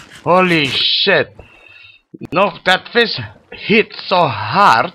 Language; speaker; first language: English; non-native, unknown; Indonesian